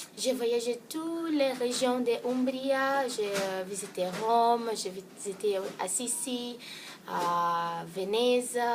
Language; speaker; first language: French; non-native, learner; Portuguese